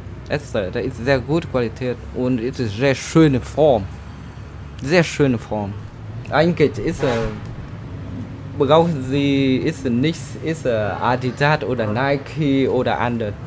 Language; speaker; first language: German; non-native, learner; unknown